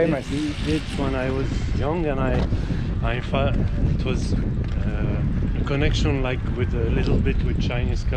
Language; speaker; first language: English; non-native, fluent; French